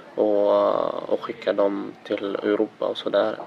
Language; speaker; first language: Swedish; non-native, learner; Arabic